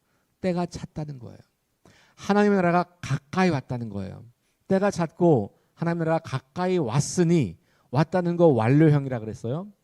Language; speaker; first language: Korean; native; Korean